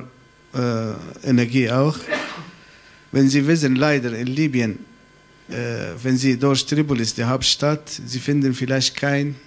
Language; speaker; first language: German; non-native, fluent; Arabic